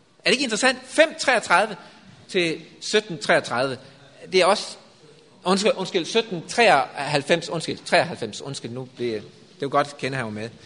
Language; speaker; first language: Danish; native; Danish